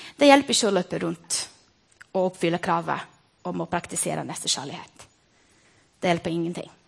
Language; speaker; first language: Norwegian; non-native, fluent; Portuguese